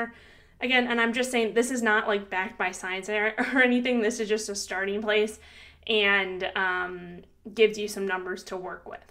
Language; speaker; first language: English; native; English